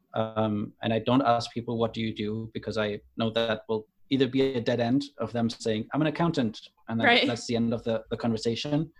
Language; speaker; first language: English; non-native, fluent; German